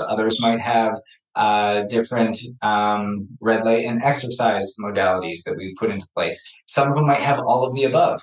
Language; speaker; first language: English; native; English